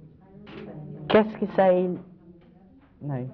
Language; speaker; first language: French; non-native, learner; English